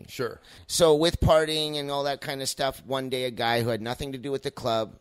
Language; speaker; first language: English; native; English